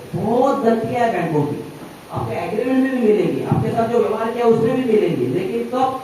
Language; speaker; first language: Hindi; non-native, local second language; Marathi